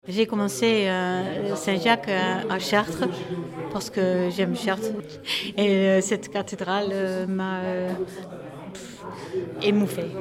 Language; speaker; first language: French; non-native, learner; Dutch